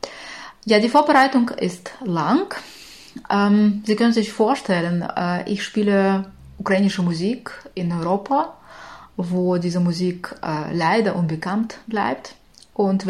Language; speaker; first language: German; non-native, fluent; Ukrainian